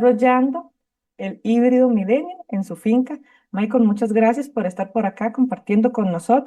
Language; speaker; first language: Spanish; native; Spanish